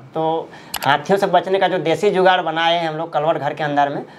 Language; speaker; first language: Hindi; native; Hindi